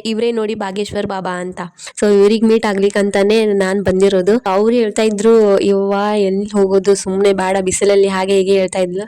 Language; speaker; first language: Kannada; non-native, local second language; Lambadi